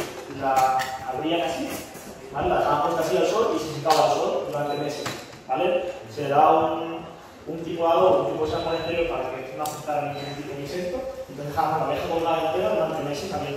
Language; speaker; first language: Spanish; native; Spanish